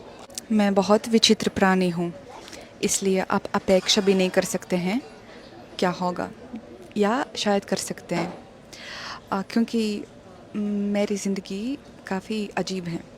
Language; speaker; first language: Hindi; non-native, fluent; Russian